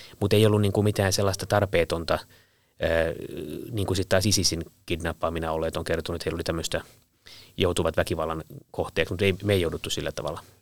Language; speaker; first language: Finnish; native; Finnish